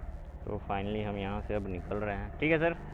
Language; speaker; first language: Hindi; native; Hindi